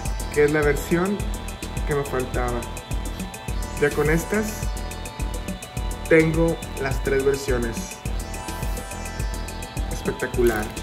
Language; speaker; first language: Spanish; native; Spanish